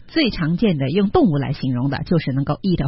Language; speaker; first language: Chinese; native; Chinese